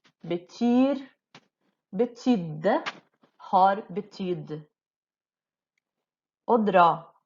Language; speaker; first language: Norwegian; non-native, fluent; Portuguese